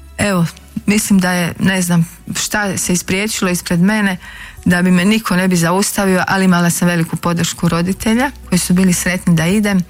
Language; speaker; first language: Croatian; native; Croatian